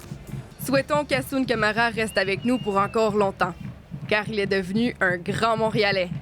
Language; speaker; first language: French; native; French